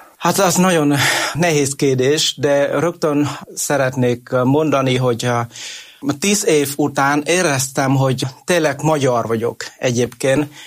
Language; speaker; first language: Hungarian; non-native, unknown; Vietnamese